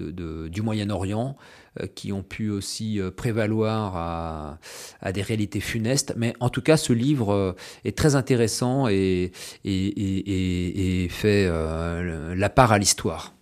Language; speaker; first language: French; native; French